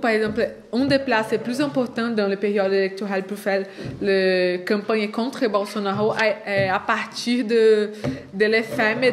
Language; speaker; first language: French; non-native, fluent; Portuguese